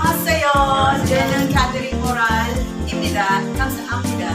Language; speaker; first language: Korean; non-native, learner; Filipino